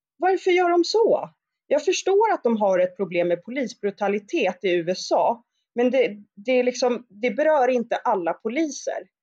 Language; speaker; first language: Swedish; native; Swedish